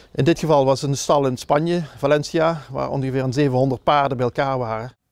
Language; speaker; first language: Dutch; native; Dutch